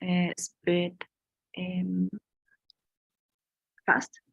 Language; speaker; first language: English; non-native, learner; Spanish